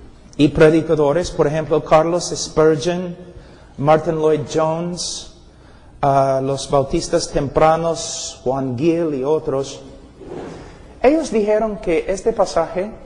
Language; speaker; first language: Spanish; non-native, fluent; English